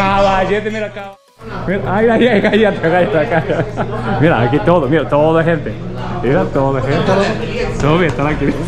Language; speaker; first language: Spanish; non-native, learner; Japanese